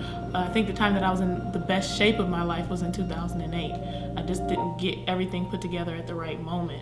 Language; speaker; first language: English; native; English